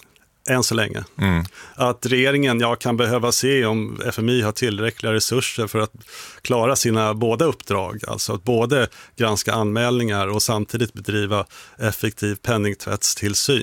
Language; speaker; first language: Swedish; native; Swedish